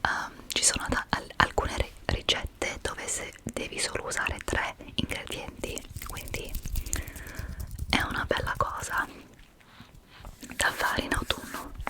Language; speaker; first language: Italian; non-native, fluent; English